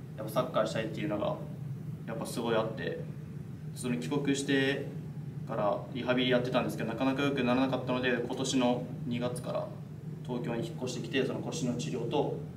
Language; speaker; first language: Japanese; native; Japanese